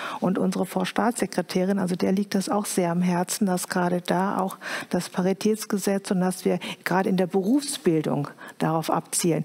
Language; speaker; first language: German; native; German